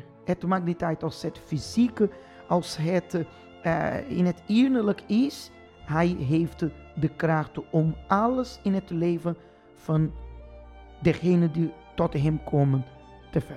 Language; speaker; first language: Dutch; non-native, fluent; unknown